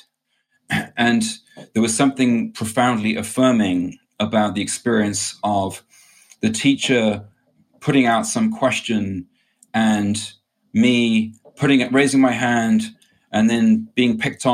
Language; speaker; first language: English; native; English